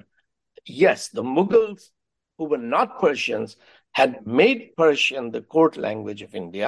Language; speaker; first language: English; non-native, local second language; Hindi